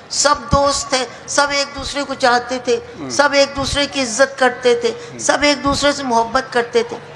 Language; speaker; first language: Urdu; native; Urdu